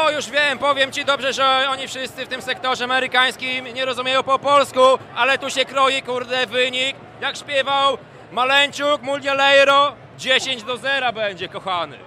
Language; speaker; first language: Polish; native; Polish